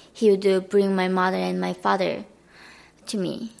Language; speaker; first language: English; non-native, fluent; Korean